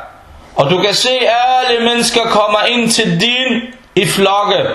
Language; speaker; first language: Danish; early bilingual, other home language; Arabic